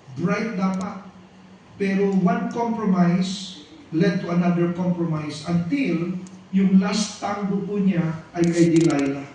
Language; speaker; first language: Filipino; non-native, local second language; Cebuano